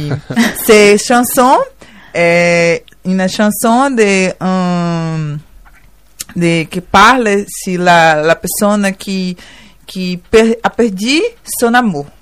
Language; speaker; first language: French; non-native, learner; Portuguese